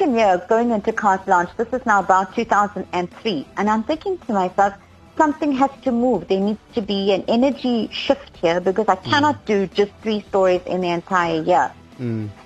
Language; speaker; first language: English; native; English